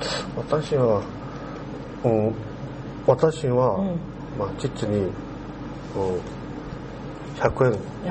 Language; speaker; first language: Japanese; non-native, learner; Korean